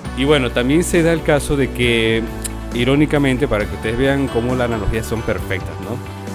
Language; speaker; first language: Spanish; native; Spanish